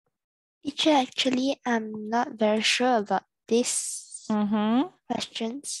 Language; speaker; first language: English; non-native, learner; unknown